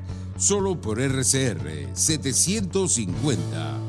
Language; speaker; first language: Spanish; native; Spanish